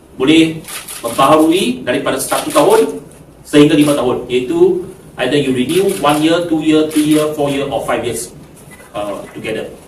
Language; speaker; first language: Malay; non-native, local second language; Chinese